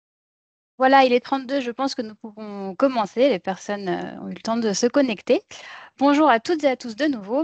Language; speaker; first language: French; native; French